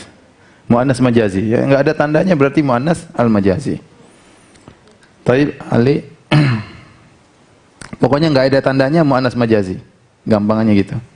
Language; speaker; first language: Indonesian; native; Indonesian